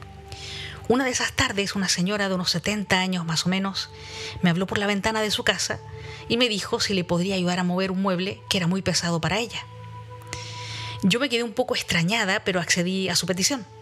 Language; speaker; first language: Spanish; native; Spanish